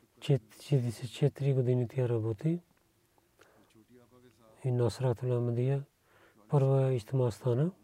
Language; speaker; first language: Bulgarian; non-native, learner; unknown